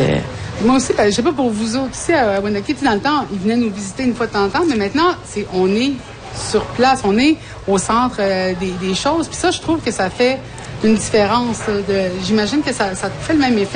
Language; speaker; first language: French; native; French